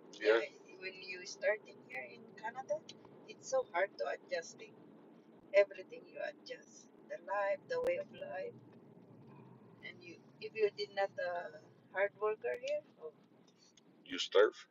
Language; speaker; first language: English; non-native, local second language; Filipino